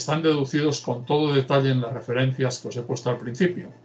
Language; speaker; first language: Spanish; native; Spanish